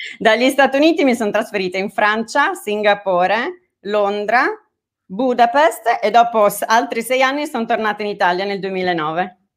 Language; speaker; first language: Italian; native; Italian